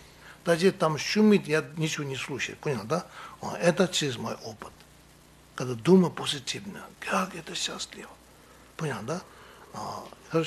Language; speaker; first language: Russian; non-native, learner; Tibetan